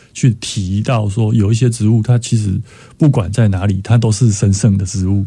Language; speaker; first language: Chinese; native; Chinese